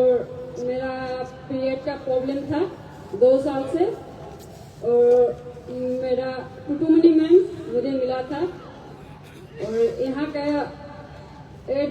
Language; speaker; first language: Hindi; non-native, local second language; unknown